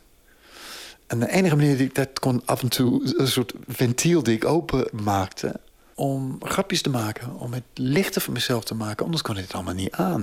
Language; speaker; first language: Dutch; non-native, fluent; English